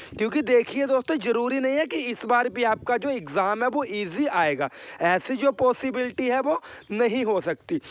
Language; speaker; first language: Hindi; native; Hindi